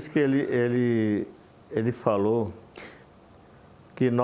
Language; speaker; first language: Portuguese; non-native, local second language; Yanomámi